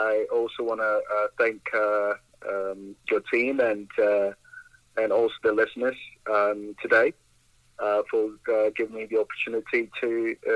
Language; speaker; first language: English; non-native, local second language; Akan